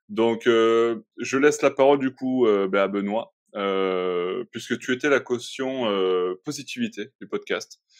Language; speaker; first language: French; native; French